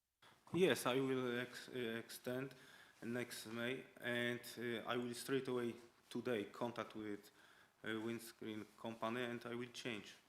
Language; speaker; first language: English; non-native, learner; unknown